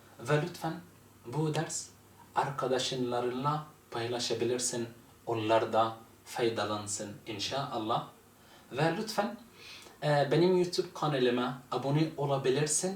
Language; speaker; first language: Turkish; non-native, fluent; Arabic